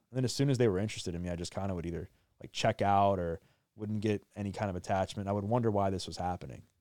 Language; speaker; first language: English; native; English